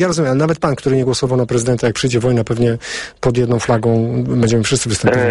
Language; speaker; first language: Polish; native; Polish